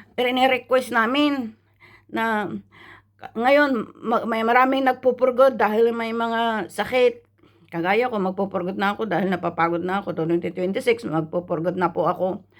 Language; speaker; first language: Filipino; non-native, local second language; Iloko